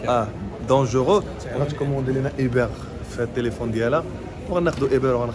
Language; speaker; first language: Arabic; native; Arabic